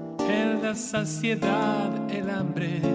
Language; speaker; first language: Spanish; native; Spanish